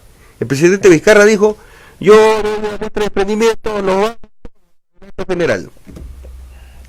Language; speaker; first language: Spanish; native; Spanish